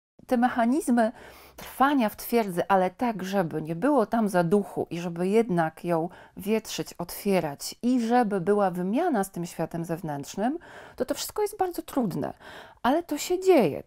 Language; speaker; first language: Polish; native; Polish